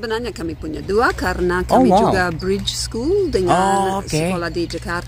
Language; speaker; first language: Indonesian; non-native, fluent; English